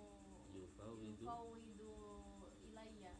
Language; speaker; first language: Arabic; non-native, learner; Indonesian